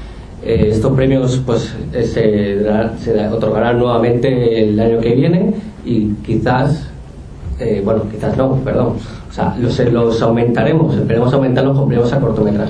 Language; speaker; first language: Spanish; native; Spanish